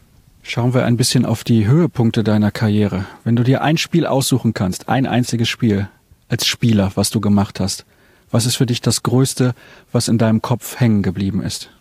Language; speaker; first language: German; native; German